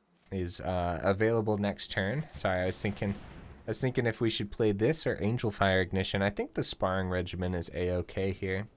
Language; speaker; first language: English; native; English